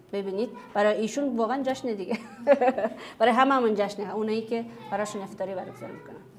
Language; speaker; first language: Persian; non-native, fluent; Kazakh